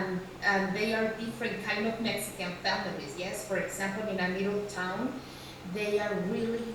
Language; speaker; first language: English; non-native, learner; Spanish